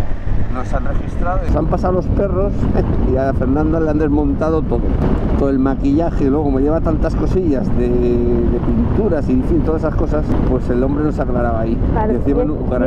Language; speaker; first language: Spanish; native; Spanish